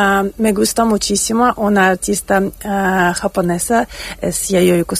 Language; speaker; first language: Spanish; non-native, learner; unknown